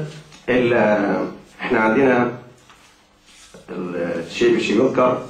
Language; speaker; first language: Arabic; native; Arabic